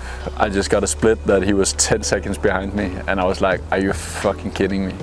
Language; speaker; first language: English; non-native, fluent; Danish